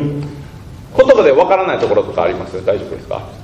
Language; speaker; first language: Japanese; native; Japanese